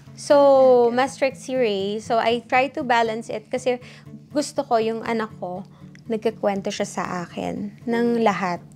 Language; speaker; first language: Filipino; early bilingual, heritage; Filipino